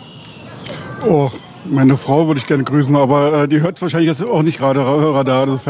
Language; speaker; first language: German; native; German